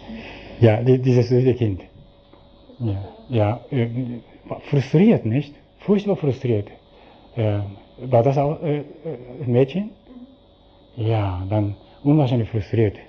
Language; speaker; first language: German; non-native, fluent; Japanese